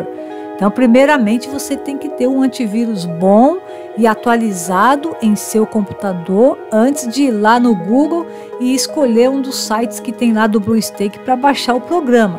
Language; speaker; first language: Portuguese; native; Portuguese